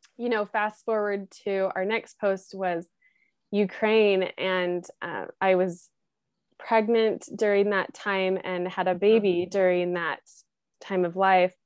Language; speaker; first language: English; native; English